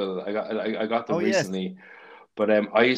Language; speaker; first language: English; native; English